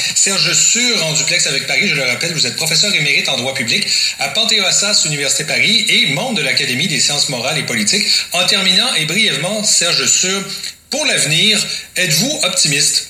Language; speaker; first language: French; native; French